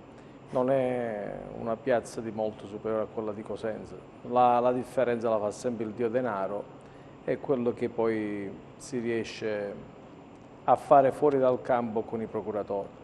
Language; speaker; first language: Italian; native; Italian